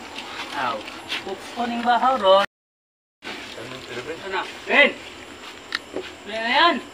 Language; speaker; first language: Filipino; non-native, local second language; Cebuano